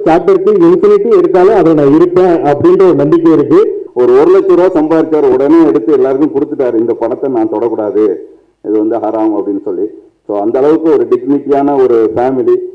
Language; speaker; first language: Tamil; native; Tamil